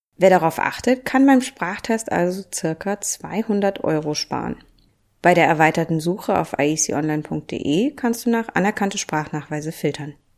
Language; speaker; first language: German; native; German